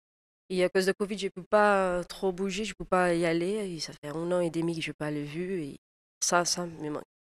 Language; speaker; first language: French; non-native, fluent; Portuguese